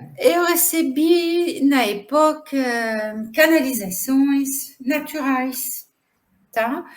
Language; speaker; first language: Portuguese; non-native, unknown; French